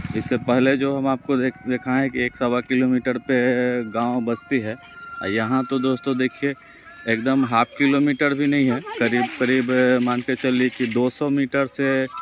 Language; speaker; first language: Hindi; native; Hindi